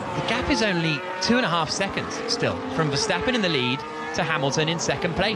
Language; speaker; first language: English; native; English